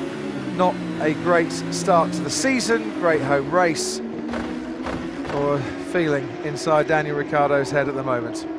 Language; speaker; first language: English; native; English